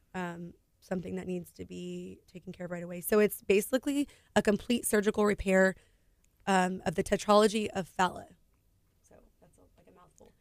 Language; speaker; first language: English; native; English